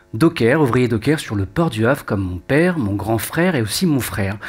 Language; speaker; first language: French; native; French